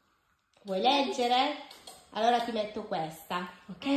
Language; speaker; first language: Italian; native; Italian